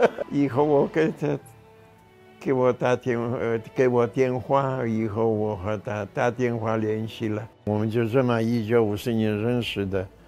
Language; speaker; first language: Chinese; non-native, fluent; Polish